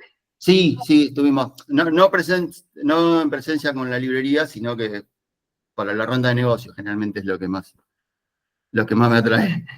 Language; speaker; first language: Spanish; native; Spanish